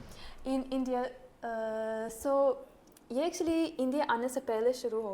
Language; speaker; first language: Hindi; non-native, fluent; Ukrainian